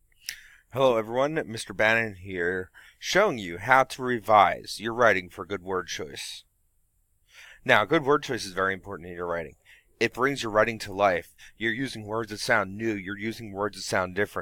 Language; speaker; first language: English; native; English